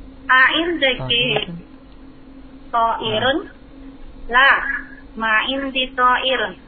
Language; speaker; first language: Arabic; non-native, learner; Indonesian